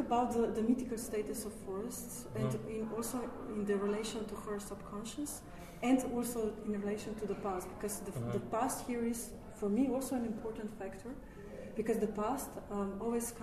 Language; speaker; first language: English; non-native, fluent; Slovenian